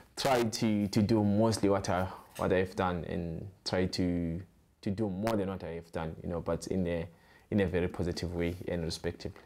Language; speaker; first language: English; non-native, local second language; Zulu